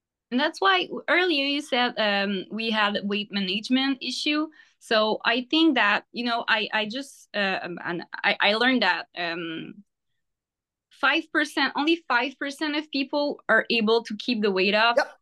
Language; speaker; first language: English; non-native, fluent; French